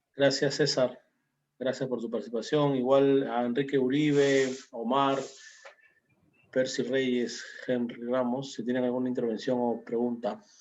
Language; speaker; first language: Spanish; native; Spanish